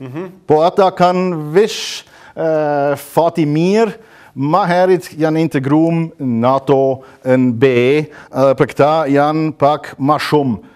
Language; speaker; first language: Albanian; non-native, learner; German